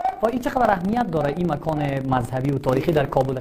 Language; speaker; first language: Persian; native; Persian